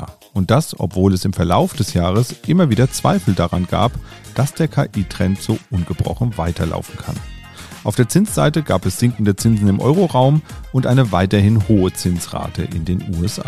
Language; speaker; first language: German; native; German